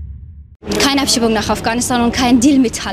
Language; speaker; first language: German; non-native, fluent; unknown